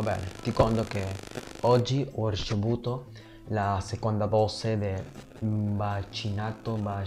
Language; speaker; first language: Italian; non-native, learner; Spanish